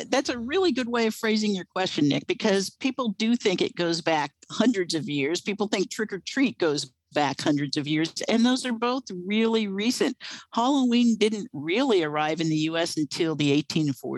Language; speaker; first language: English; native; English